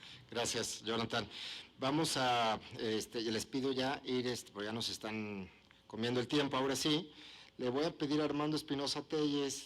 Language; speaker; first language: Spanish; native; Spanish